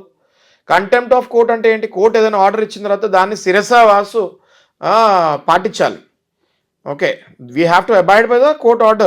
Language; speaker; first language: Telugu; native; Telugu